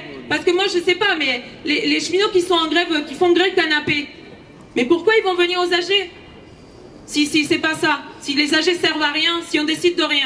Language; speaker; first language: French; native; French